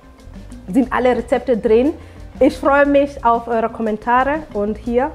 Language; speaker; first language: German; non-native, fluent; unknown